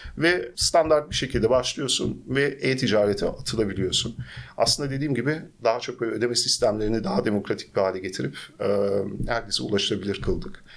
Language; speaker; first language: Turkish; early bilingual, heritage; Turkish